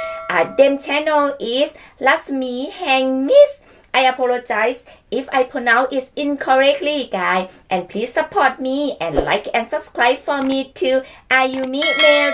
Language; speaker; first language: English; non-native, learner; Thai